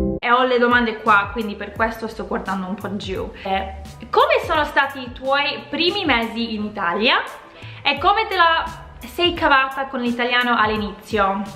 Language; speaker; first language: Italian; non-native, fluent; English